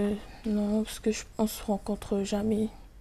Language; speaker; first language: French; non-native, local second language; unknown